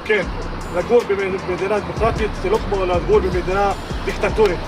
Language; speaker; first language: Hebrew; non-native, local second language; Arabic